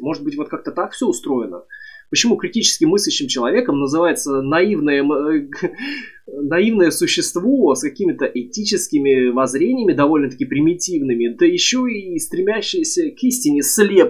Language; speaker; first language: Russian; native; Russian